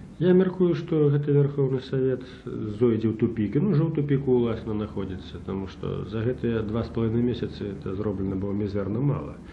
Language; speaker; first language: Belarusian; native; Belarusian